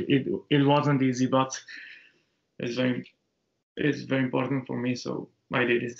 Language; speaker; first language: English; non-native, learner; Japanese